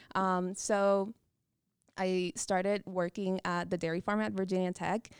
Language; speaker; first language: English; non-native, fluent; Spanish